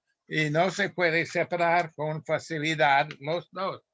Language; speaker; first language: Spanish; non-native, fluent; English